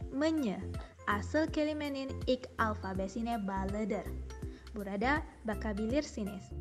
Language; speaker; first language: Turkish; non-native, fluent; Indonesian